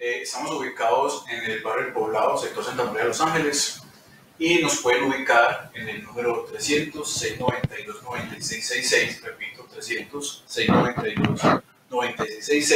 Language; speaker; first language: Spanish; native; Spanish